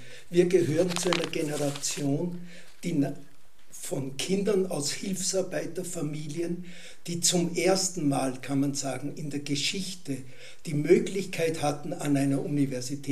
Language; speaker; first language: German; native; German